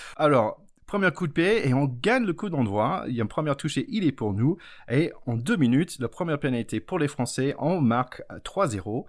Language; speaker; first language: French; non-native, fluent; English